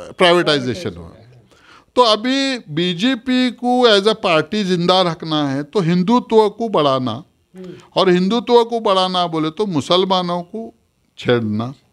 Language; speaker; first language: Hindi; non-native, local second language; Urdu